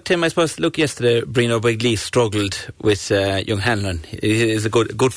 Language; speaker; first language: English; native; English